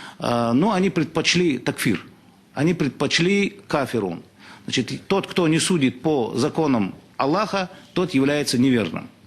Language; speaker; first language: Russian; non-native, local second language; Chechen